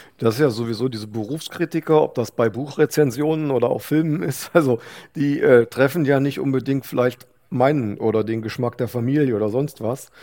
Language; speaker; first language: German; native; German